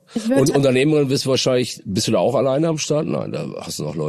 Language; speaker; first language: German; native; German